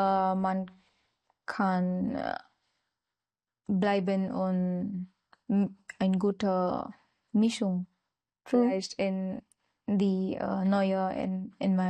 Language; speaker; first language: German; non-native, learner; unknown